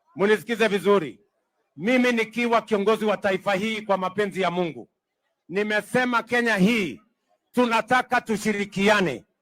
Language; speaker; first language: Swahili; non-native, local second language; Kalenjin